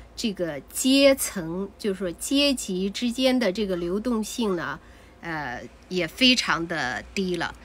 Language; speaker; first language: Chinese; native; Chinese